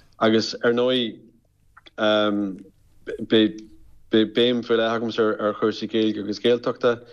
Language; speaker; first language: Irish; non-native, local second language; English